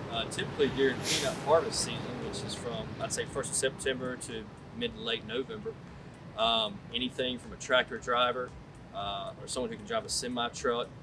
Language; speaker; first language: English; native; English